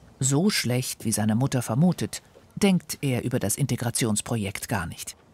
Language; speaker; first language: German; native; German